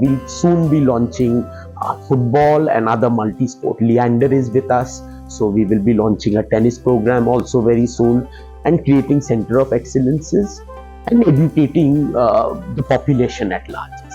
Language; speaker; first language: English; non-native, local second language; Bangla